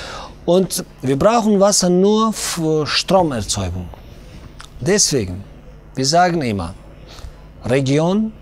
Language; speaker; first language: German; non-native, learner; Tajik